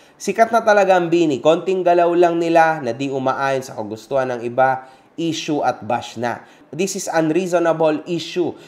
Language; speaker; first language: Filipino; native; Filipino